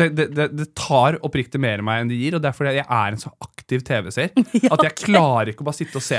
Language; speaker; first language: Norwegian; native; Norwegian